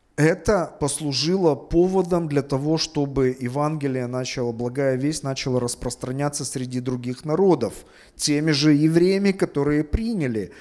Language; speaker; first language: Russian; native; Russian